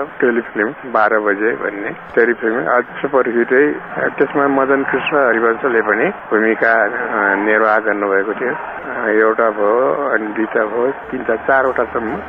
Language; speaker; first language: Nepali; non-native, local second language; Newari